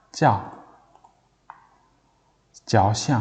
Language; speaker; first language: Chinese; non-native, learner; Mongolian